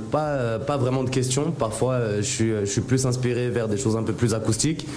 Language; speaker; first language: French; native; French